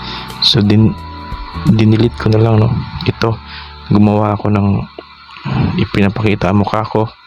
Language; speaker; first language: Filipino; native; Filipino